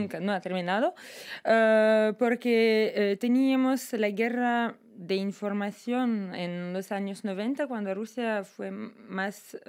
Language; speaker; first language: Spanish; non-native, fluent; Russian